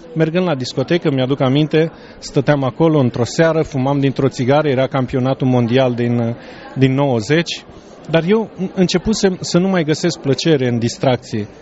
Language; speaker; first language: Romanian; native; Romanian